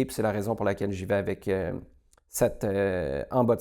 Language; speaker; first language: French; native; French